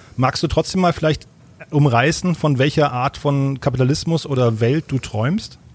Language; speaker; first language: German; native; German